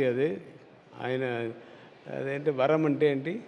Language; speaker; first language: Telugu; non-native, learner; Tamil